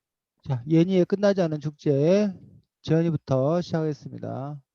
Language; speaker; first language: Korean; native; Korean